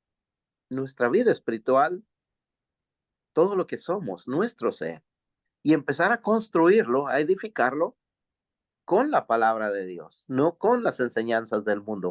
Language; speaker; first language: Spanish; native; Spanish